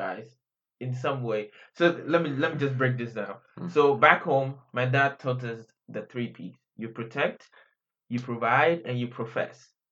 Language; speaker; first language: English; non-native, local second language; Akan